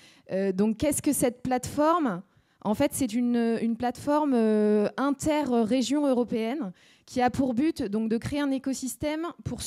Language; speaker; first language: French; native; French